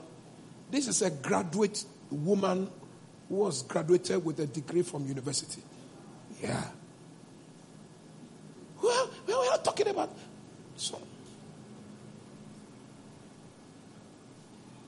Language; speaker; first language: English; non-native, local second language; Ewe